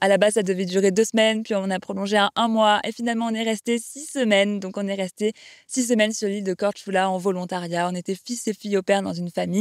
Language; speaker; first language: French; native; French